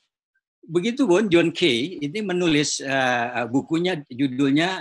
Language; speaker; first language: Indonesian; native; Indonesian